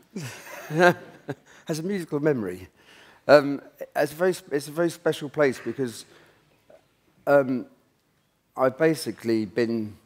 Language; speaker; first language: English; native; English